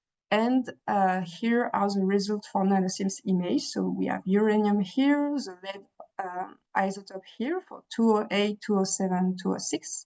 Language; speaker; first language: English; non-native, fluent; French